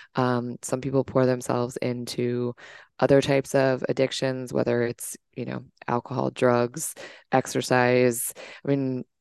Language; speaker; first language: English; native; English